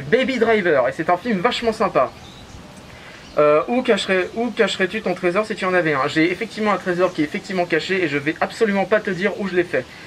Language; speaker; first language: French; native; French